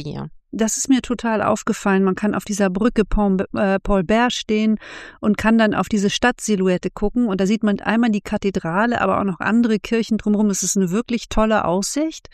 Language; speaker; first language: German; native; German